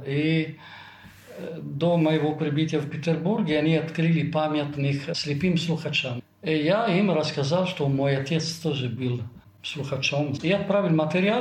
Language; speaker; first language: Russian; non-native, fluent; Italian